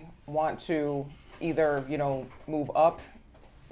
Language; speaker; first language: English; native; English